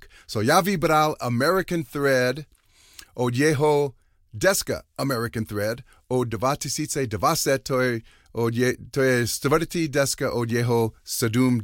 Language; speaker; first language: Czech; non-native, learner; English